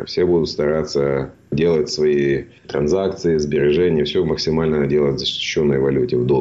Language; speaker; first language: Russian; native; Russian